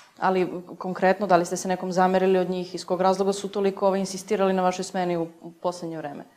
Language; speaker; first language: Serbian; native; Serbian